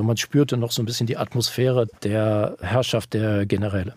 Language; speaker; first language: German; native; German